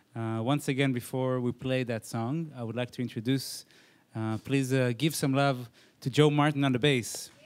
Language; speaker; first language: English; non-native, fluent; Hebrew